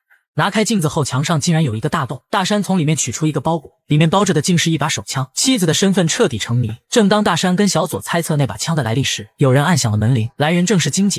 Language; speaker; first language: Chinese; native; Chinese